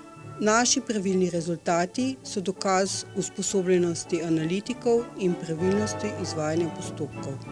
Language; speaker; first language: Slovenian; native; Slovenian